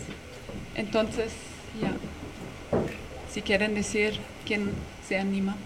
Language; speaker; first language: Spanish; non-native, fluent; German